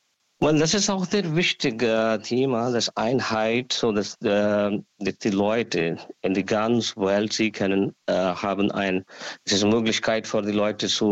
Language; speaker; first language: German; non-native, learner; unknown